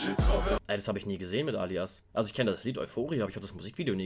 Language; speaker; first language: German; native; German